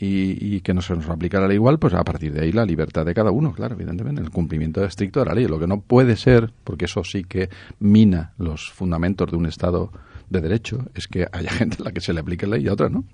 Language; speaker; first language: Spanish; native; Spanish